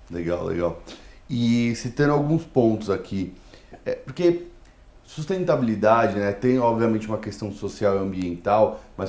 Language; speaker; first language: Portuguese; native; Portuguese